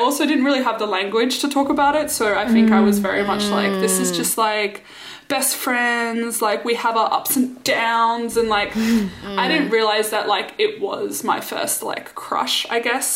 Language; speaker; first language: English; native; English